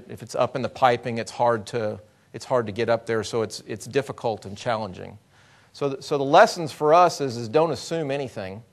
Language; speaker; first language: English; native; English